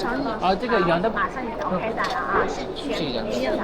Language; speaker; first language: Chinese; non-native, learner; Amharic